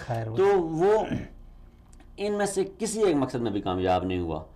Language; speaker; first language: Urdu; native; Urdu